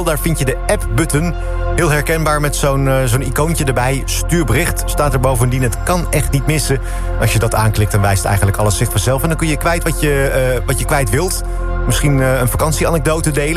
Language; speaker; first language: Dutch; native; Dutch